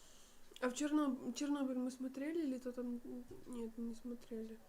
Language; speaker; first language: Russian; native; Russian